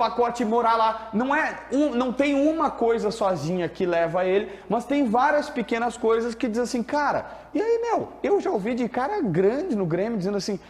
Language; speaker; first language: Portuguese; native; Portuguese